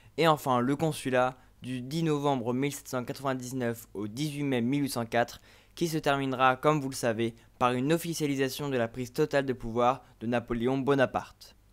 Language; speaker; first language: French; native; French